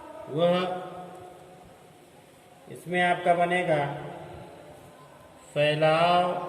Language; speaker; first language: Hindi; native; Hindi